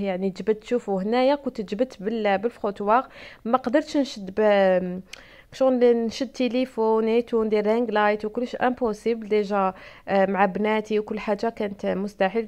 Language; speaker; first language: Arabic; native; Arabic